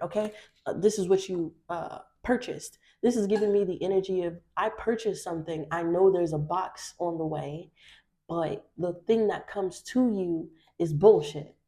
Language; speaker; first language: English; native; English